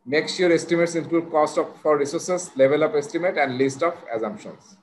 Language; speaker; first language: English; non-native, local second language; Bangla